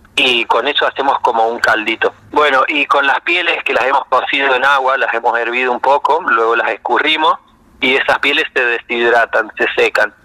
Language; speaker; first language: Spanish; native; Spanish